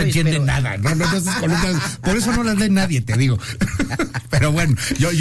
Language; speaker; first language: Spanish; native; Spanish